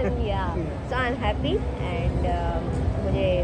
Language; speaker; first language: English; non-native, learner; Urdu